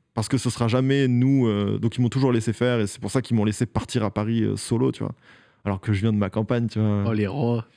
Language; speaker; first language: French; native; French